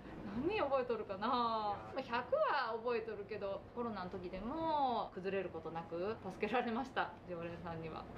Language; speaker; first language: Japanese; native; Japanese